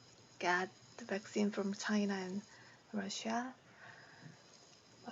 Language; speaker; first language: English; non-native, learner; Korean